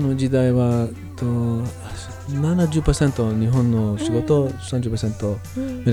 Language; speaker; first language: Japanese; non-native, learner; English